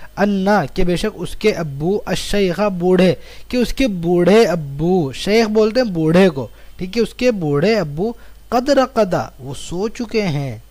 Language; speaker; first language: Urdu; native; Urdu